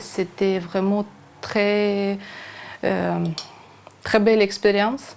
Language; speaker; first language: French; non-native, learner; Ukrainian